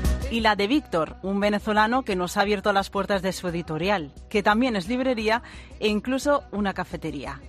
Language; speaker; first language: Spanish; native; Spanish